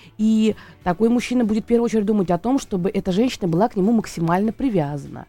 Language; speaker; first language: Russian; native; Russian